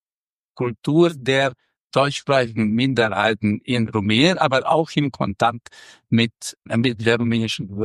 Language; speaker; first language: German; non-native, fluent; Romanian